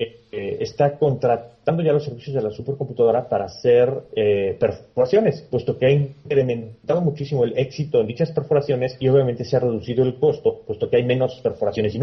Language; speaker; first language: Spanish; native; Spanish